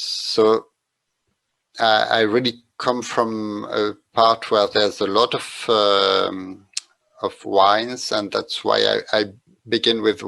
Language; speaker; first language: English; non-native, fluent; French